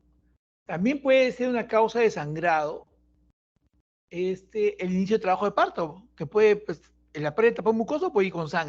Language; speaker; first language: Spanish; native; Spanish